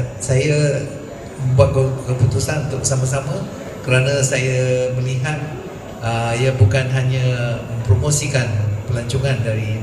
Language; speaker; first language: Malay; native; Malay